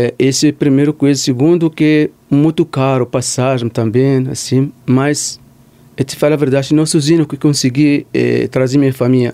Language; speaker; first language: Portuguese; non-native, learner; Arabic